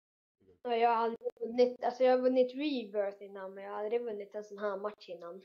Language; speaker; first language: Swedish; early bilingual, other home language; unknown